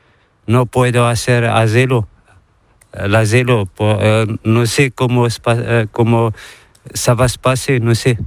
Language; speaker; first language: Spanish; non-native, learner; Arabic